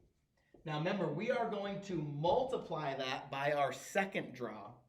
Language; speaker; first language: English; native; English